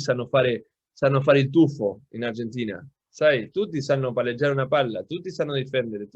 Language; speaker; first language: Italian; non-native, local second language; Spanish